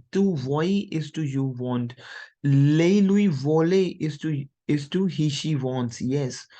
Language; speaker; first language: English; non-native, local second language; Hindi